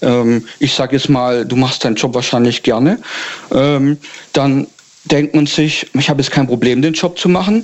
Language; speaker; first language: German; native; German